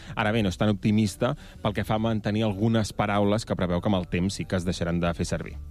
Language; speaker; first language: Catalan; native; Catalan